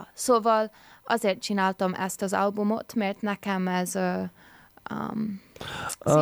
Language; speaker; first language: Hungarian; non-native, learner; English